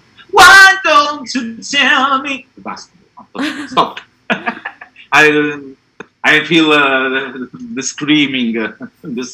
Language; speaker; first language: English; non-native, learner; Italian